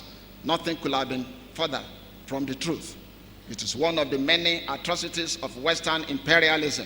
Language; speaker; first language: English; non-native, local second language; Yoruba